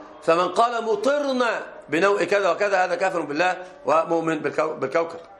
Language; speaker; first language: Arabic; native; Arabic